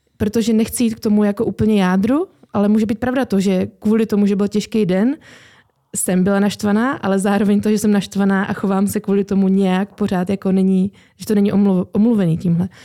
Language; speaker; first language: Czech; native; Czech